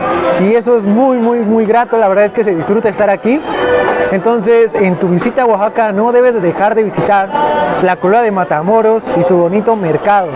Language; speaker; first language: Spanish; native; Spanish